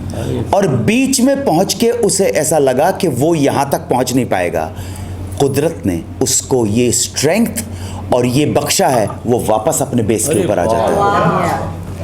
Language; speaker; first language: Hindi; native; Hindi